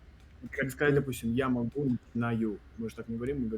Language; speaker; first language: Russian; native; Russian